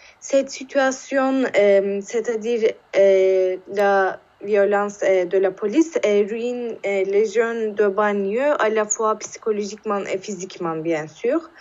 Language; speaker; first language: French; non-native, learner; Turkish